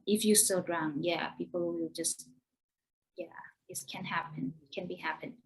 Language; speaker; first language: English; non-native, learner; Thai